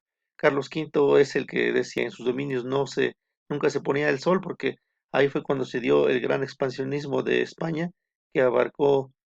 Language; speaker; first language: Spanish; native; Spanish